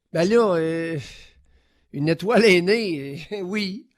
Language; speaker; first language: French; native; French